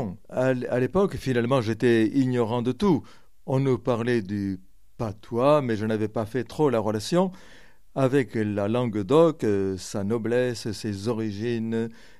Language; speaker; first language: French; native; French